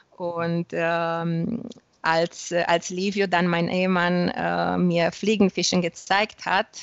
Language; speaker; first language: German; non-native, fluent; Romanian